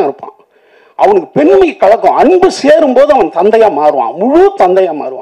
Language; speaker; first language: Tamil; native; Tamil